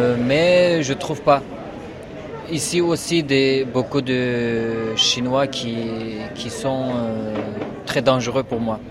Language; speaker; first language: French; non-native, learner; Uyghur